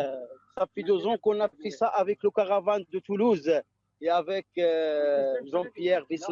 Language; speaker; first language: French; non-native, local second language; Arabic